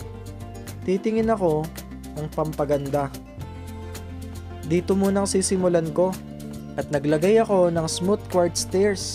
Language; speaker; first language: Filipino; native; Filipino